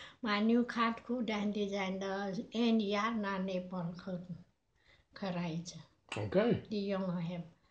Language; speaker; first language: Dutch; non-native, learner; Nepali